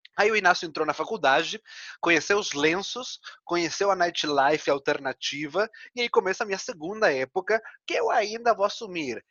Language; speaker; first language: Portuguese; non-native, fluent; Spanish